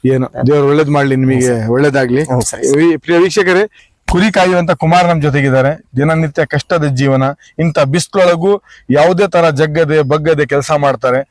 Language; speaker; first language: Kannada; native; Kannada